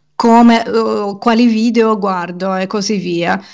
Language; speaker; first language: Italian; non-native, fluent; Russian